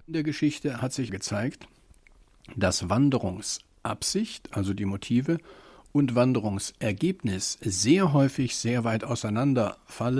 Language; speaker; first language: German; native; German